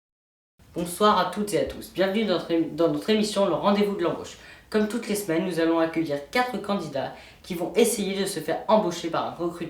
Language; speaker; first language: French; native; French